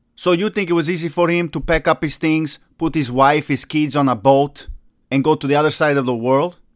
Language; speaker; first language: English; non-native, fluent; Italian